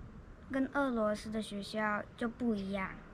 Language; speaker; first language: Chinese; early bilingual, other home language; Russian